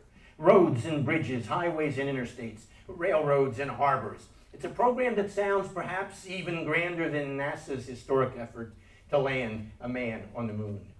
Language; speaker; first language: English; native; English